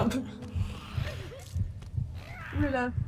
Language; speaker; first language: French; native; French